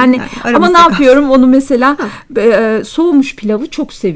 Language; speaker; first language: Turkish; native; Turkish